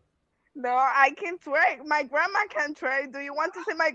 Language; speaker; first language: English; non-native, local second language; Spanish